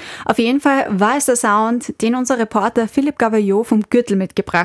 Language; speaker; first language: German; native; German